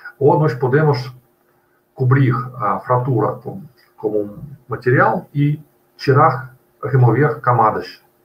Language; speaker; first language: Portuguese; non-native, fluent; Russian